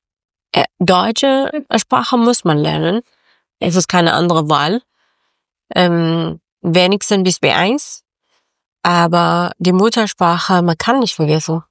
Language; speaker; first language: German; non-native, learner; Persian